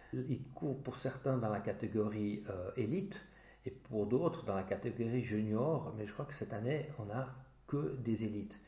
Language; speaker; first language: French; native; French